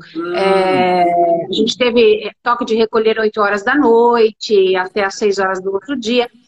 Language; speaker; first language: Portuguese; native; Portuguese